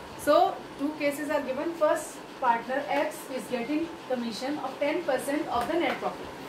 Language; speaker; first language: English; non-native, local second language; Hindi